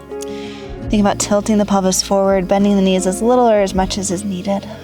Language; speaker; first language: English; native; English